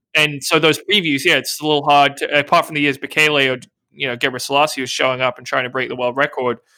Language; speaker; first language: English; native; English